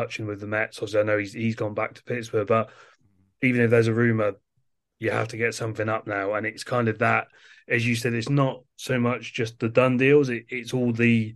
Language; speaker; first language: English; native; English